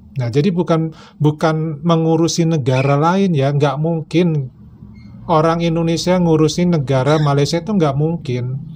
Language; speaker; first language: Indonesian; native; Indonesian